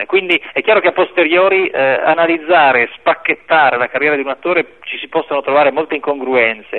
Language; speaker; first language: Italian; native; Italian